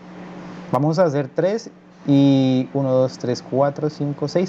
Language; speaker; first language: Spanish; native; Spanish